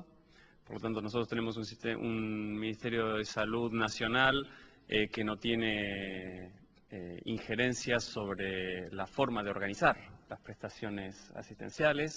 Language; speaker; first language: Spanish; native; Spanish